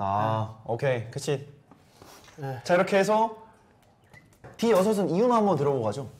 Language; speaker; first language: Korean; native; Korean